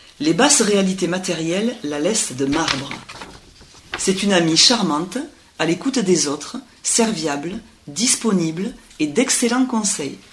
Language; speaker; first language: French; native; French